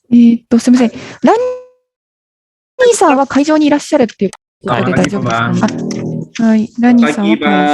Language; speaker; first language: Japanese; native; Japanese